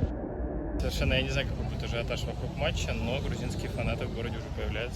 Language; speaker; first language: Russian; native; Russian